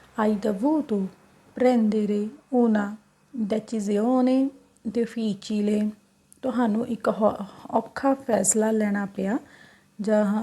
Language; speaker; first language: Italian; non-native, fluent; Punjabi